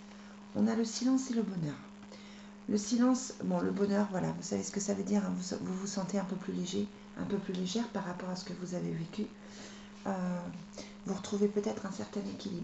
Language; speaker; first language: French; native; French